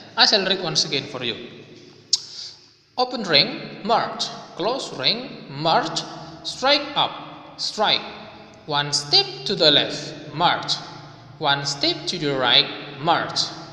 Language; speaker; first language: English; non-native, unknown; Indonesian